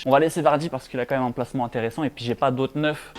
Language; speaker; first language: French; native; French